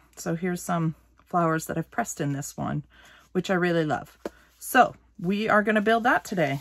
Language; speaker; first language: English; native; English